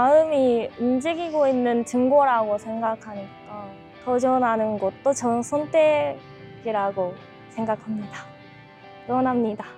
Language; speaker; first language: Korean; non-native, learner; Japanese